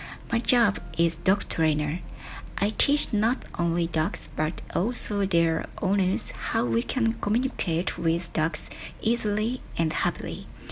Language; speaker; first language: English; non-native, learner; Japanese